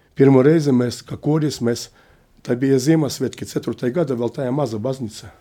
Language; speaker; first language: Latvian; non-native, local second language; Russian